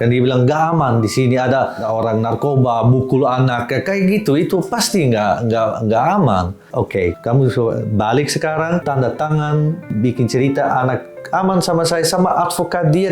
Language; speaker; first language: Indonesian; non-native, fluent; Dutch